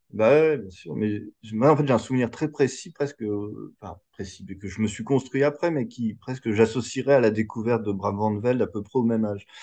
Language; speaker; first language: French; native; French